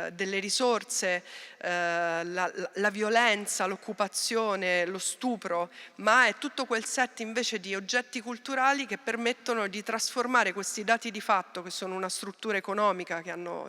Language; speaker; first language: Italian; native; Italian